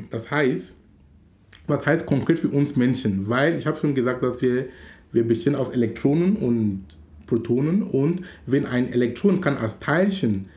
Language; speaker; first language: German; non-native, fluent; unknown